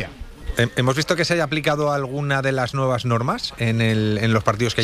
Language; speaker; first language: Spanish; native; Spanish